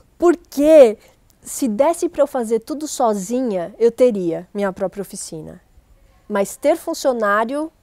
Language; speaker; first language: Portuguese; native; Portuguese